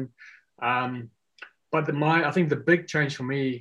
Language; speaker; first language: English; non-native, local second language; Afrikaans